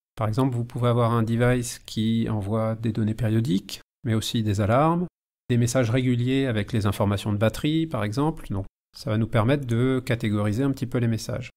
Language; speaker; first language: French; native; French